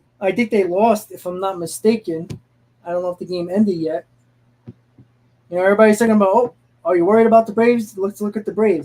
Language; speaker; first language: English; native; English